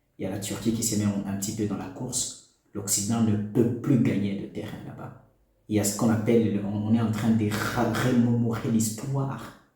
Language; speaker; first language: French; non-native, local second language; Lingala